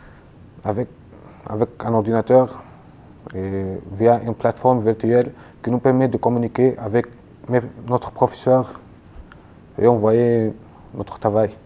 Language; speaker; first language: French; non-native, local second language; Arabic